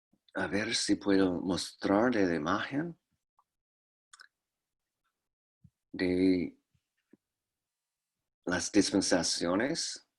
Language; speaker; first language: Spanish; non-native, fluent; English